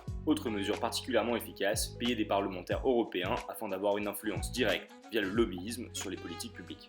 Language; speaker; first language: French; native; French